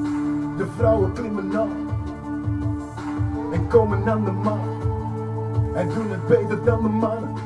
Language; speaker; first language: Dutch; non-native, fluent; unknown